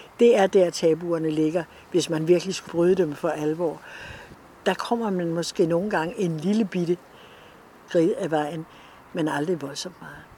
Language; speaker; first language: Danish; native; Danish